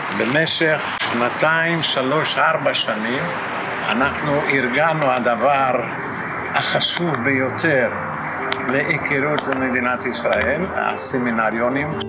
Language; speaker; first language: Hebrew; non-native, fluent; Portuguese